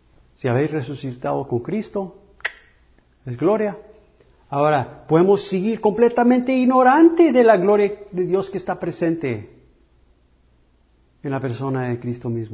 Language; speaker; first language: Spanish; early bilingual, heritage; English